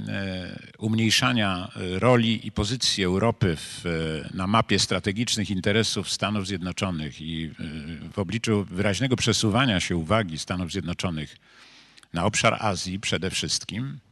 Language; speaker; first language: Polish; native; Polish